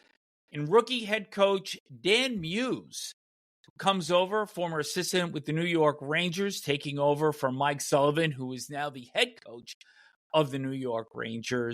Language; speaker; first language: English; native; English